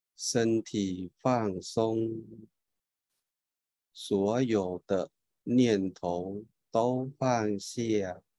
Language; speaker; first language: Chinese; non-native, fluent; Thai